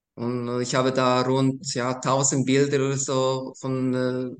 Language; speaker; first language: German; early bilingual, other home language; Slovak